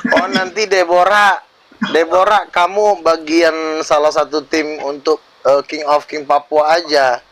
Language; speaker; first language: Indonesian; native; Indonesian